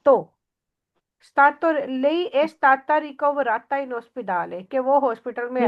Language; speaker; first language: Italian; non-native, learner; Urdu